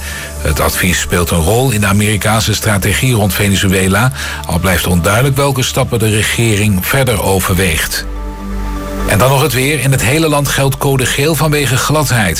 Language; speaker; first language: Dutch; native; Dutch